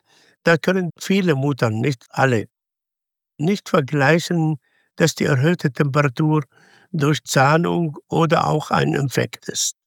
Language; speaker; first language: German; non-native, fluent; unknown